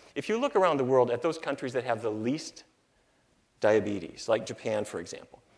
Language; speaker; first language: English; native; English